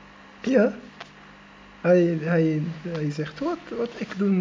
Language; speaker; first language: Dutch; non-native, learner; Arabic